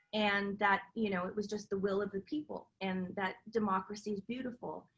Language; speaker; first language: English; native; English